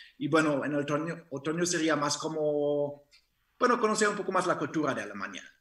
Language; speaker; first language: Spanish; non-native, fluent; German